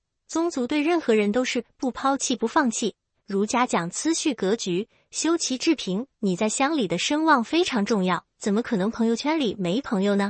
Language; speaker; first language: Chinese; native; Chinese